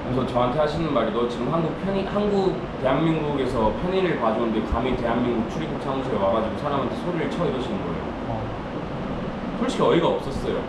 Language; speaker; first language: Korean; early bilingual, other home language; Urdu